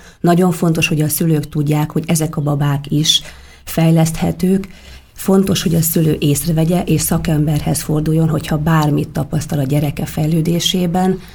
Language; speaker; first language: Hungarian; native; Hungarian